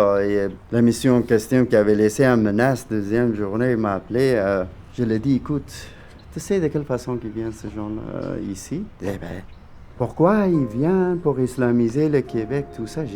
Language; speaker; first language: French; non-native, fluent; Persian